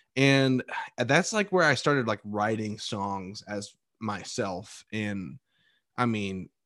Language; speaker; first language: English; native; English